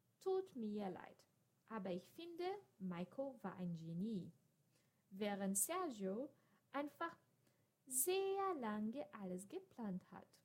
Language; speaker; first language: German; non-native, fluent; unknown